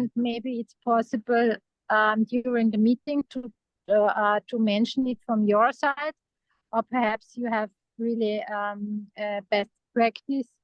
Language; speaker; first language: English; non-native, fluent; German